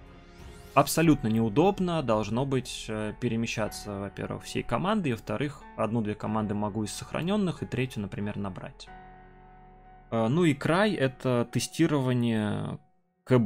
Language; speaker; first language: Russian; native; Russian